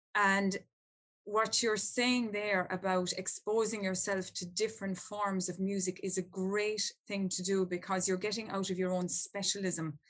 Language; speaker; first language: English; native; English